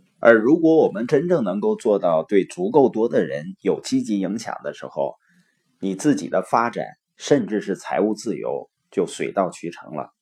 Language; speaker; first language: Chinese; native; Chinese